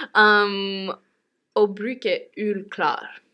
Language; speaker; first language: Norwegian; non-native, learner; English